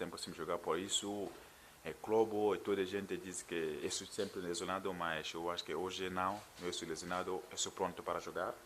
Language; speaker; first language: Portuguese; non-native, learner; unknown